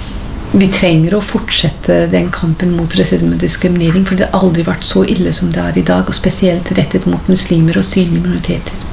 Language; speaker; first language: Norwegian; non-native, fluent; English